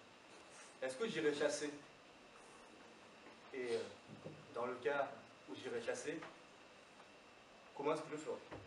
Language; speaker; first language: French; native; French